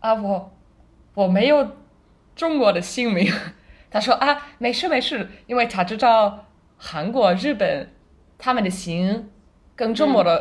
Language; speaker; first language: Chinese; non-native, fluent; German